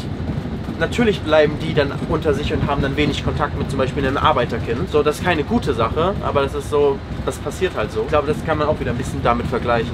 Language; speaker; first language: German; native; German